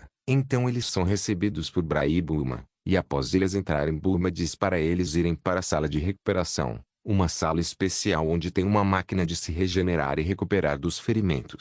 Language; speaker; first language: Portuguese; native; Portuguese